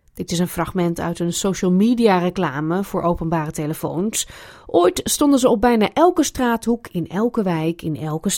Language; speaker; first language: Dutch; native; Dutch